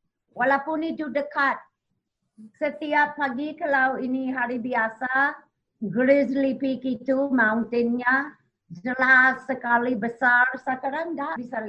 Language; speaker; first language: Indonesian; non-native, learner; English